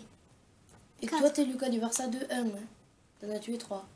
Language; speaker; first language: French; native; French